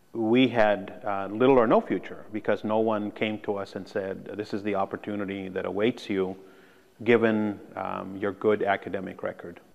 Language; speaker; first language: English; early bilingual, other home language; Spanish